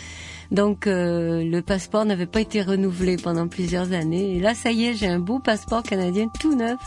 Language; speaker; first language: French; native; French